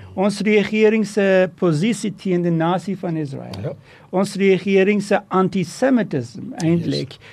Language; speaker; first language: Afrikaans; non-native, fluent; Turkish